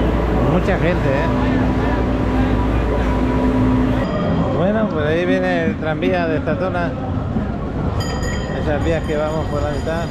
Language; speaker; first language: Spanish; native; Spanish